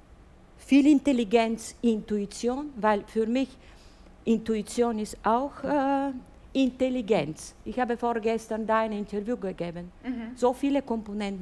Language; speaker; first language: German; non-native, fluent; Bulgarian